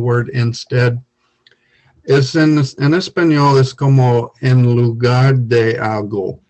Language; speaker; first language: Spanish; non-native, learner; English